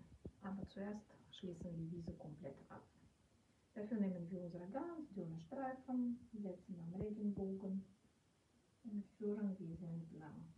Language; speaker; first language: German; non-native, fluent; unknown